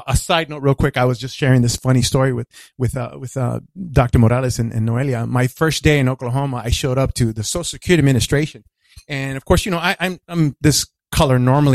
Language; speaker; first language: English; early bilingual, other home language; Spanish